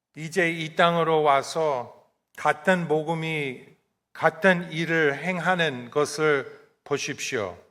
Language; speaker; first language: Korean; non-native, fluent; English